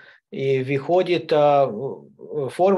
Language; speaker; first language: Russian; non-native, learner; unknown